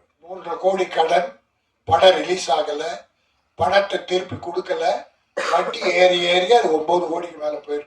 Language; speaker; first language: Tamil; native; Tamil